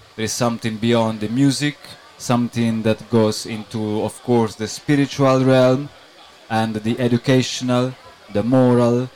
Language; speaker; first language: English; non-native, fluent; Italian